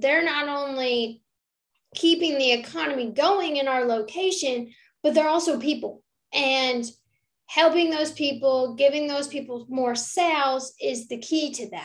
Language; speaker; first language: English; native; English